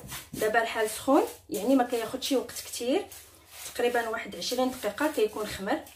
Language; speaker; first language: Arabic; native; Arabic